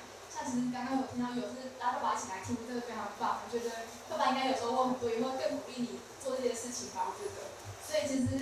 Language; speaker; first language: Chinese; native; Chinese